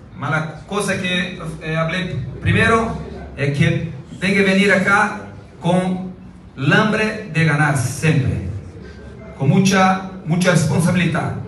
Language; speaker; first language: Spanish; non-native, learner; Portuguese